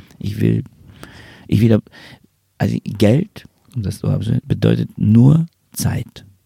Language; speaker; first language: German; non-native, fluent; Bulgarian